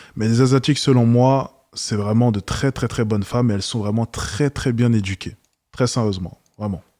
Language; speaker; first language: French; native; French